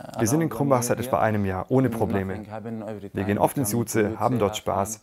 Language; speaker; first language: German; non-native, fluent; Arabic